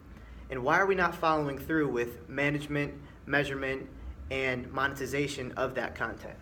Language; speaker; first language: English; native; English